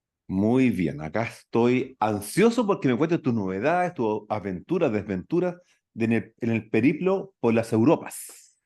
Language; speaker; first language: Spanish; native; Spanish